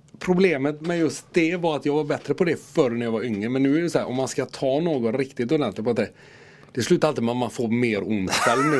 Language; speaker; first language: Swedish; native; Swedish